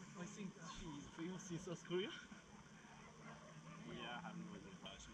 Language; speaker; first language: English; non-native, fluent; Slovenian